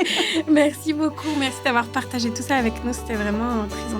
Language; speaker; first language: French; native; French